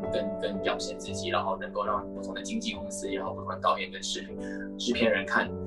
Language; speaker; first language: Chinese; native; Chinese